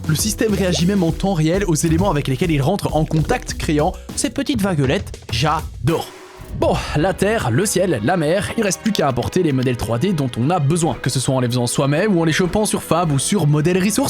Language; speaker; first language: French; native; French